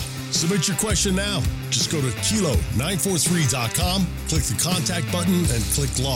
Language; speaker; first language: English; native; English